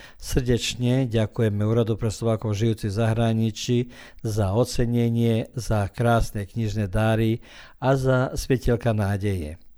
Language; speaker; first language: Slovak; early bilingual, heritage; Slovak